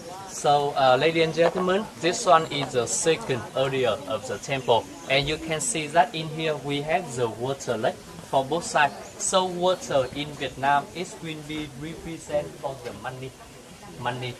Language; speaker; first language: English; non-native, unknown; Vietnamese